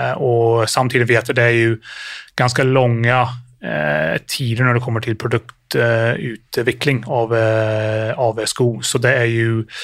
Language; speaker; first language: Swedish; non-native, fluent; English